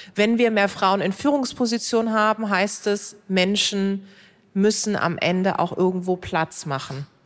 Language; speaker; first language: German; native; German